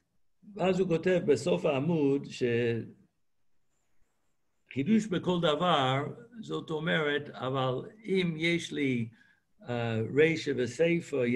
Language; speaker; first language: Hebrew; non-native, fluent; English